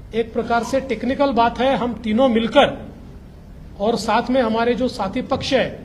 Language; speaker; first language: Hindi; non-native, local second language; Marathi